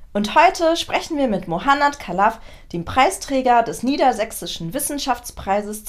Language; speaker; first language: German; native; German